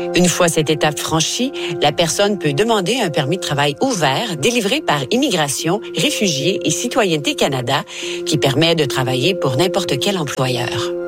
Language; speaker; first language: French; native; French